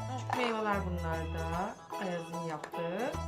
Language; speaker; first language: Turkish; native; Turkish